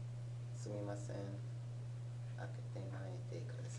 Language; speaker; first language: Japanese; non-native, learner; English